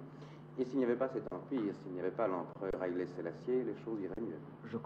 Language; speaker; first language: French; native; French